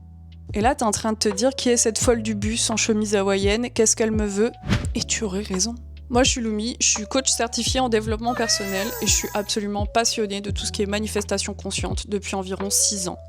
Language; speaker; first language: French; native; French